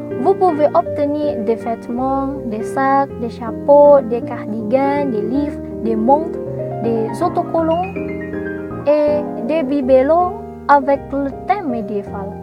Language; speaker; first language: French; non-native, learner; Indonesian